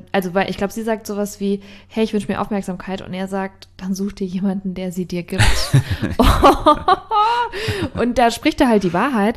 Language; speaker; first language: German; native; German